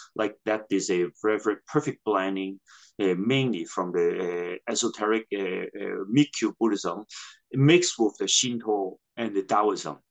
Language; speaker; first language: English; non-native, local second language; Cantonese